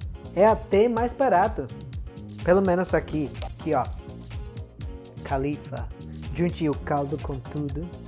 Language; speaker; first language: Portuguese; non-native, fluent; English